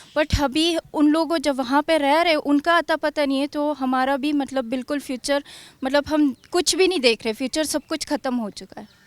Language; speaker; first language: Hindi; non-native, fluent; Persian